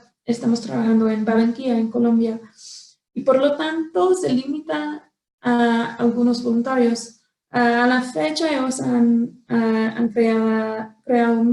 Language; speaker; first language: Spanish; non-native, fluent; English